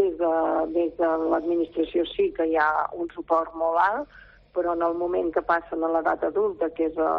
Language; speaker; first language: Catalan; native; Catalan